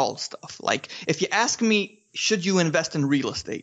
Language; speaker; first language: English; non-native, fluent; Romanian